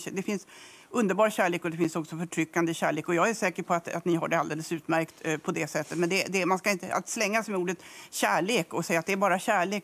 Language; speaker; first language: Swedish; native; Swedish